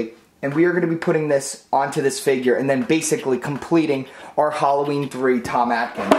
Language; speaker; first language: English; native; English